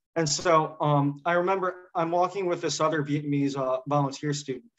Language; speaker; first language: English; native; English